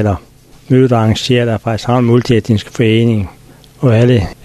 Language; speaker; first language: Danish; native; Danish